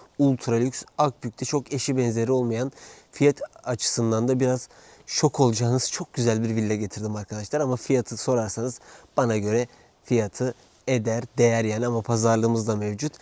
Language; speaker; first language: Turkish; native; Turkish